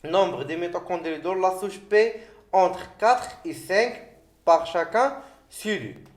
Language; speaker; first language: French; non-native, local second language; Arabic